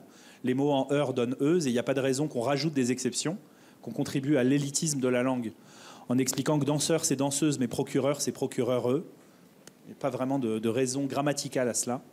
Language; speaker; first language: French; native; French